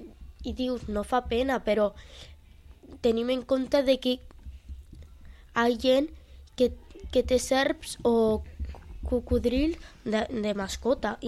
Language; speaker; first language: Catalan; non-native, local second language; Spanish